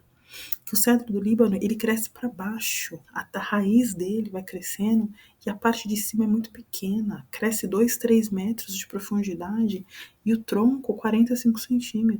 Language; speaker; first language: Portuguese; native; Portuguese